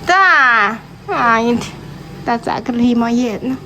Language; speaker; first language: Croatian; non-native, learner; Chinese